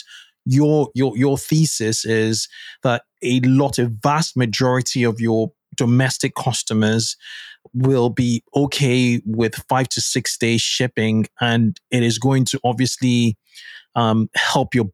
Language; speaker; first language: English; non-native, local second language; Yoruba